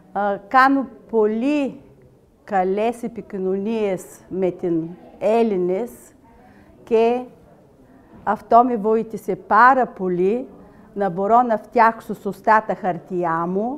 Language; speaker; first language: Greek; non-native, learner; Bulgarian